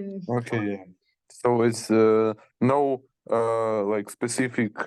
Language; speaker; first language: English; non-native, learner; Ukrainian